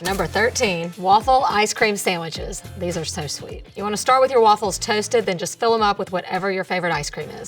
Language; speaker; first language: English; native; English